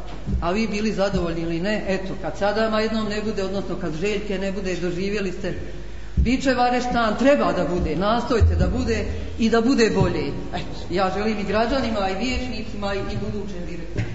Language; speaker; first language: Croatian; native; Croatian